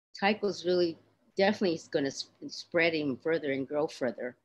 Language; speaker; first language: English; native; English